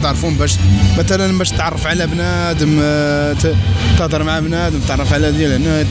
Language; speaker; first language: Spanish; non-native, learner; Arabic